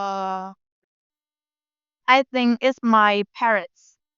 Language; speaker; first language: English; non-native, learner; Vietnamese